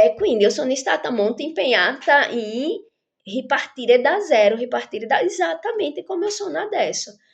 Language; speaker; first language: Italian; non-native, fluent; Portuguese